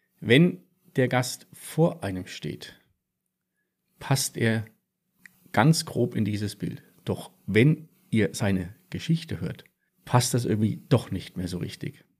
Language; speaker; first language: German; native; German